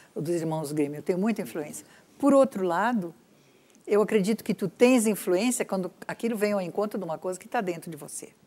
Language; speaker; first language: Portuguese; native; Portuguese